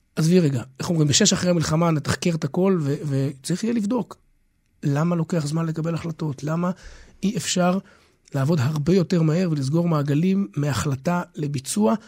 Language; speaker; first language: Hebrew; native; Hebrew